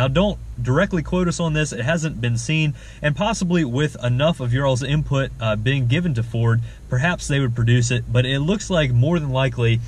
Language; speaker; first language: English; native; English